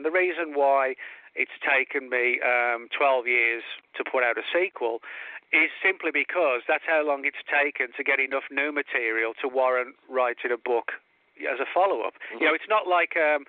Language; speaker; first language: English; native; English